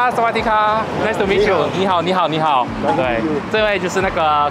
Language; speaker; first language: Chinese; native; Chinese